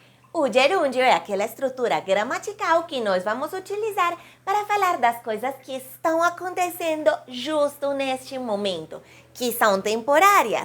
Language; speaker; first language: Portuguese; non-native, fluent; Spanish